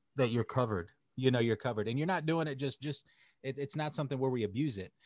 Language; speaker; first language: English; native; English